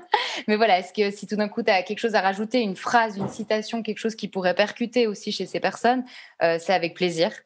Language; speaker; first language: French; native; French